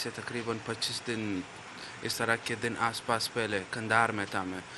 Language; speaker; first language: Hindi; non-native, fluent; Pashto